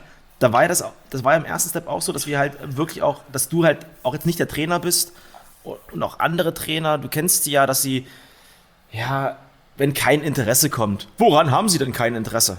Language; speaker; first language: German; native; German